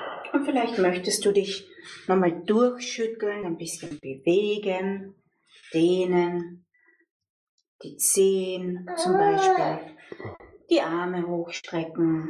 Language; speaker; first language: German; native; German